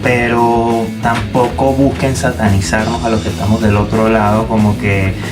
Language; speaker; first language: Spanish; native; Spanish